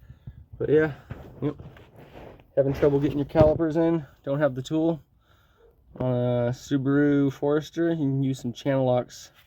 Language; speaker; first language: English; native; English